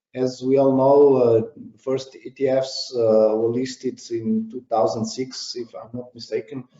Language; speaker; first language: English; non-native, fluent; Slovenian